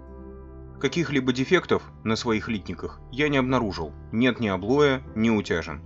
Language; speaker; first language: Russian; native; Russian